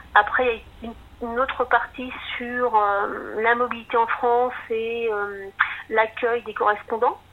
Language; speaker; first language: French; native; French